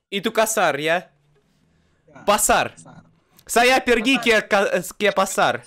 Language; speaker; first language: Indonesian; non-native, learner; Russian